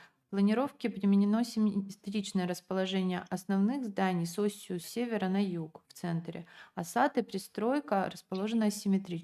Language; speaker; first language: Russian; native; Russian